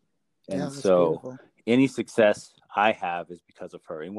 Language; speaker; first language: English; early bilingual, other home language; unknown